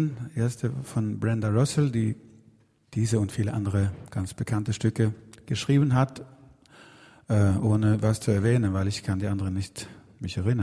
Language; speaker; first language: German; non-native, learner; Swedish